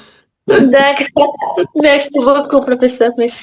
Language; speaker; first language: French; non-native, learner; Portuguese